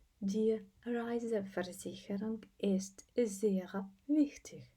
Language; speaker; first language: German; non-native, fluent; Ukrainian